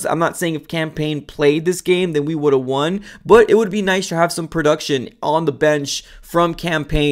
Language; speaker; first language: English; native; English